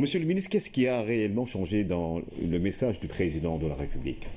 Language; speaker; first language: French; non-native, local second language; Wolof